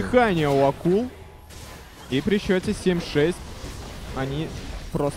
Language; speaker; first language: Russian; native; Russian